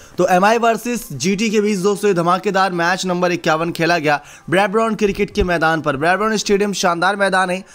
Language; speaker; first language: Hindi; native; Hindi